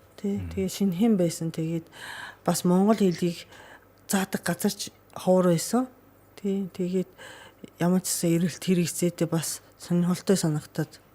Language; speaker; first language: Mongolian; non-native, fluent; Japanese